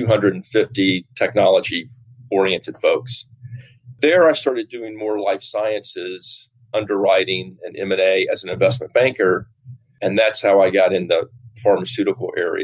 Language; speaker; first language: English; native; English